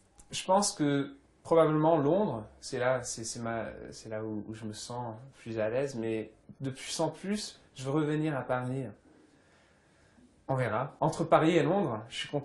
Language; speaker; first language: French; early bilingual, other home language; English